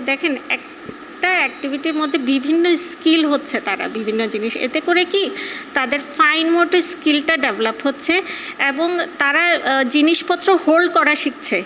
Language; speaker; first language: Bangla; native; Bangla